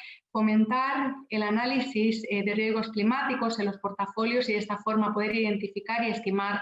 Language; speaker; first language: Spanish; native; Spanish